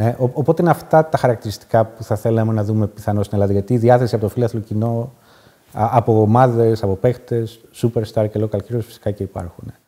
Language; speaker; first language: Greek; native; Greek